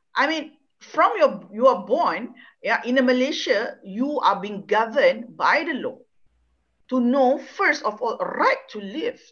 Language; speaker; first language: English; non-native, local second language; Malay